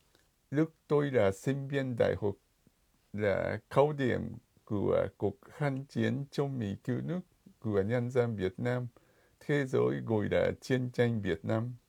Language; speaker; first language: Vietnamese; non-native, fluent; Japanese